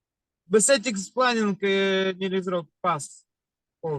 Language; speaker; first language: Hebrew; non-native, learner; Russian